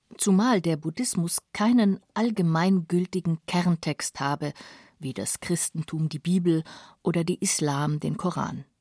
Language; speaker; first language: German; native; German